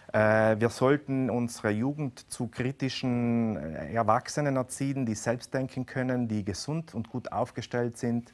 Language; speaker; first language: German; native; German